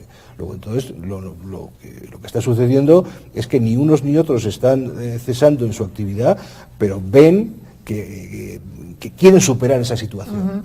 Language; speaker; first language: Spanish; native; Spanish